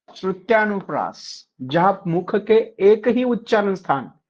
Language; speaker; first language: Hindi; non-native, local second language; Marathi